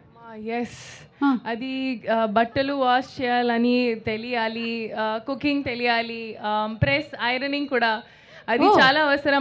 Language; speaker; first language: Telugu; non-native, local second language; Hindi